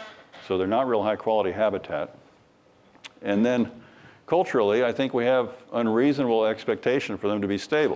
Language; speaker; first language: English; native; English